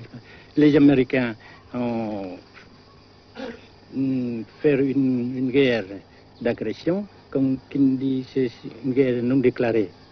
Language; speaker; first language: French; non-native, fluent; Vietnamese